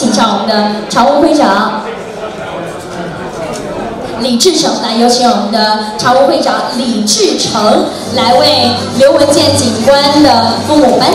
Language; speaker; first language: Chinese; native; Chinese